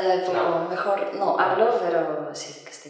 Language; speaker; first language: Spanish; non-native, learner; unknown